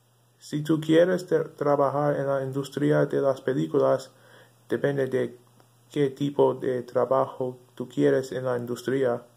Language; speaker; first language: Spanish; non-native, learner; English